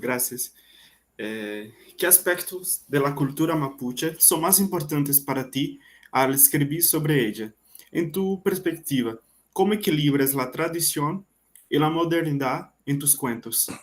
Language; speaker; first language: Spanish; non-native, learner; Portuguese